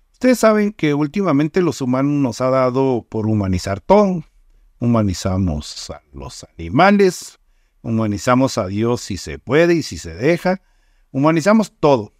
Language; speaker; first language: Spanish; native; Spanish